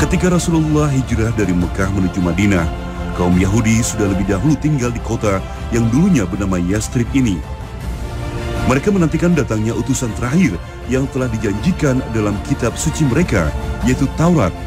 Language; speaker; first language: Indonesian; native; Indonesian